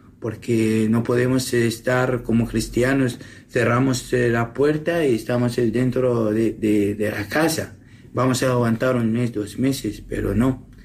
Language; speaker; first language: Spanish; non-native, learner; Assyrian Neo-Aramaic